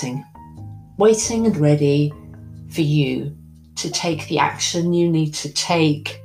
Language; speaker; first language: English; native; English